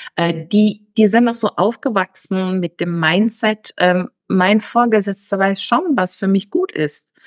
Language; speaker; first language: German; early bilingual, other home language; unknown